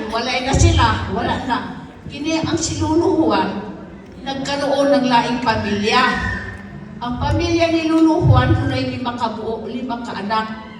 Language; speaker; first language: Cebuano; non-native, local second language; Chavacano